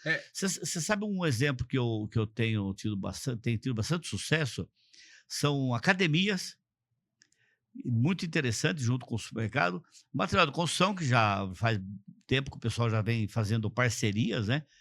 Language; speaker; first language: Portuguese; native; Portuguese